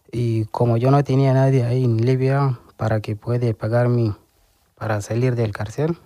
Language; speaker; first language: Spanish; non-native, learner; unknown